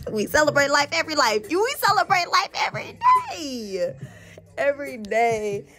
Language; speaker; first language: English; native; English